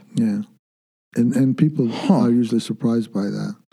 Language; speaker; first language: English; early bilingual, other home language; Arabic